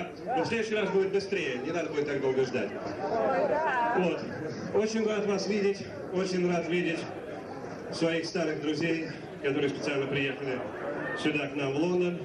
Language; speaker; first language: Russian; native; Russian